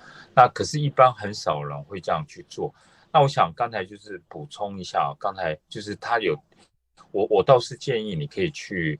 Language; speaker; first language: Chinese; native; Chinese